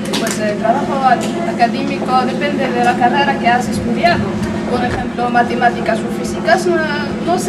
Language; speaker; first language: Spanish; non-native, learner; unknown